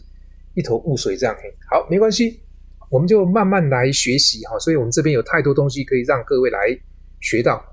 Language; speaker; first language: Chinese; native; Chinese